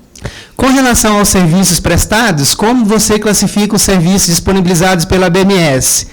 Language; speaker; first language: Portuguese; native; Portuguese